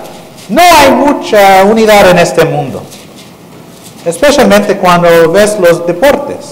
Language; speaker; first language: Spanish; non-native, fluent; English